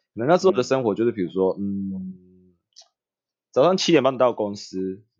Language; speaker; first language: Chinese; non-native, fluent; Japanese